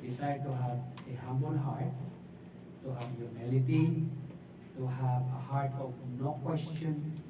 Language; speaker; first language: English; non-native, local second language; Filipino